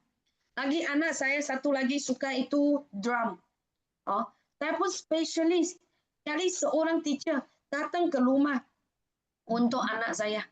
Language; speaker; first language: Indonesian; non-native, fluent; Malay